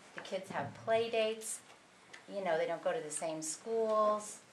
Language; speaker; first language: English; native; English